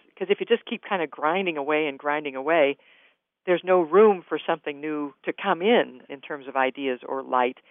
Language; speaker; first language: English; native; English